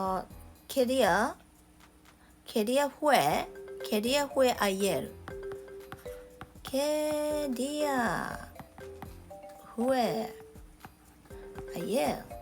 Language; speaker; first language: Spanish; non-native, learner; Japanese